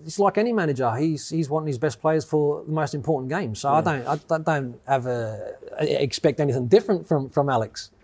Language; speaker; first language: English; native; English